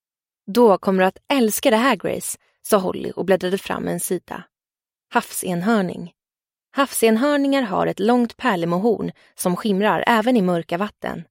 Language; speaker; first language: Swedish; native; Swedish